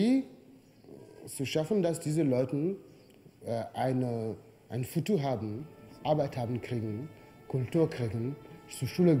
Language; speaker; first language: German; non-native, learner; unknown